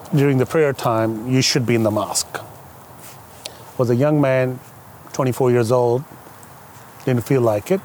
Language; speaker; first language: English; non-native, local second language; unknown